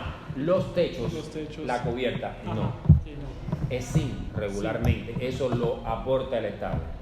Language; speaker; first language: Spanish; native; Spanish